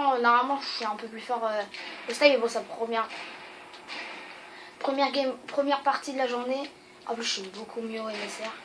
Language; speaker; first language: French; native; French